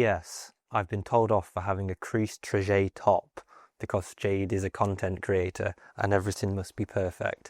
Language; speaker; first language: English; native; English